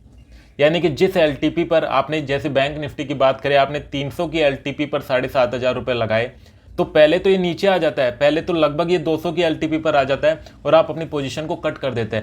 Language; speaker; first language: Hindi; native; Hindi